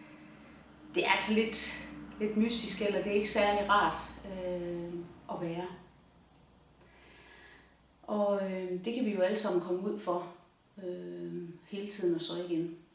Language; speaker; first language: Danish; native; Danish